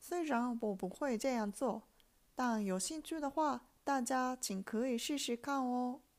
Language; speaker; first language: Chinese; non-native, fluent; Japanese